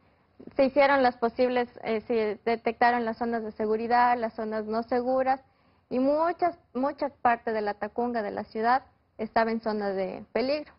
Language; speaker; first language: Spanish; native; Spanish